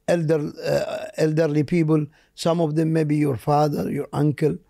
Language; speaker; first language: English; non-native, fluent; Arabic